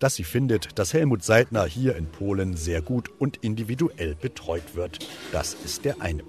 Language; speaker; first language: German; native; German